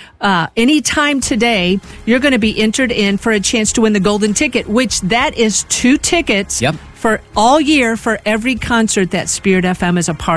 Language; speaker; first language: English; native; English